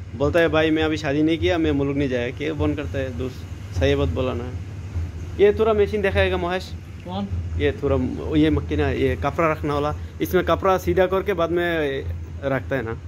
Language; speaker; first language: Hindi; non-native, fluent; Bangla